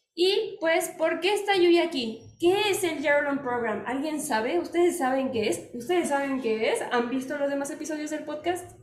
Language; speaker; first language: Spanish; native; Spanish